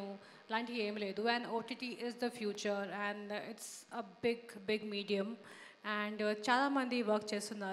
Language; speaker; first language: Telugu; non-native, learner; Hindi